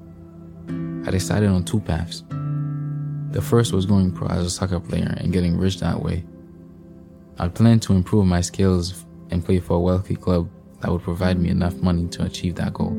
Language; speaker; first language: English; non-native, fluent; Haitian Creole